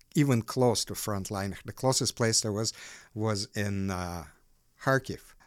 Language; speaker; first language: English; non-native, fluent; Ukrainian